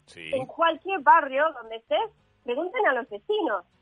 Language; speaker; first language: Spanish; non-native, fluent; English